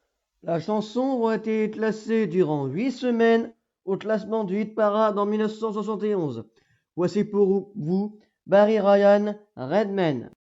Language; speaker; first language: French; native; French